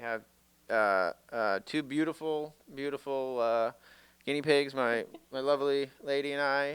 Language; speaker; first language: English; native; English